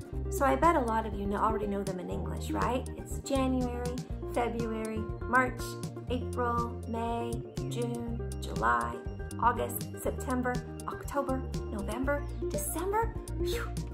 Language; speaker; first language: English; native; English